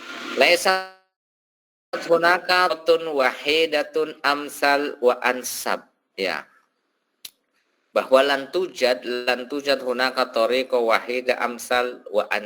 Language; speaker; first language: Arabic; non-native, fluent; Indonesian